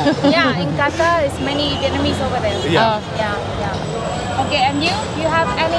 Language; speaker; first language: English; non-native, learner; Vietnamese